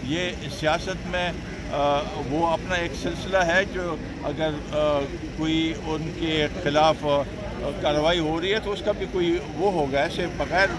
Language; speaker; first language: Urdu; non-native, local second language; Pashto